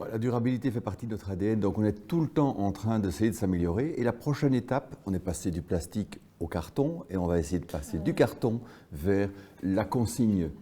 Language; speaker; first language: French; native; French